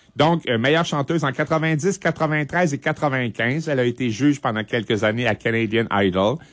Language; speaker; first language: French; native; French